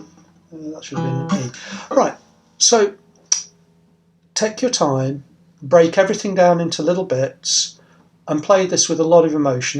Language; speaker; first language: English; native; English